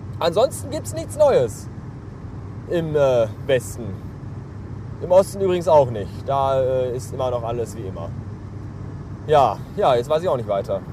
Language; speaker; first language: German; native; German